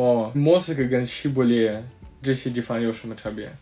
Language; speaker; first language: Chinese; non-native, fluent; Russian